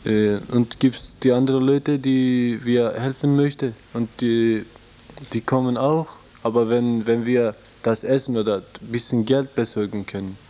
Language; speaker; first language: German; non-native, learner; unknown